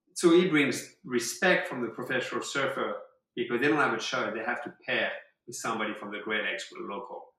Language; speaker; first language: English; non-native, fluent; French